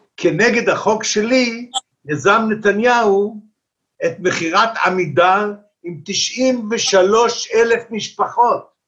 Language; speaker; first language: Hebrew; early bilingual, other home language; Arabic